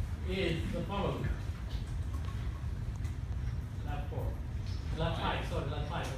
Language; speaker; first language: English; non-native, fluent; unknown